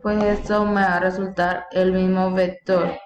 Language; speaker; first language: Spanish; native; Spanish